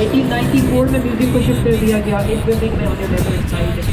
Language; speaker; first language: Hindi; native; Hindi